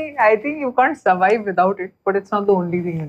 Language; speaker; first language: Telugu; non-native, fluent; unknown